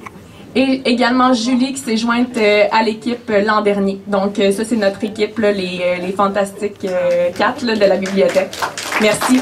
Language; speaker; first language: French; native; French